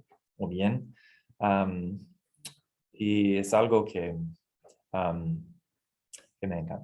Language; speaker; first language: Spanish; non-native, fluent; English